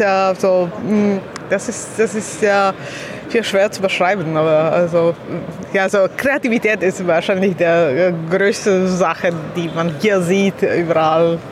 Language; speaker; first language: German; non-native, learner; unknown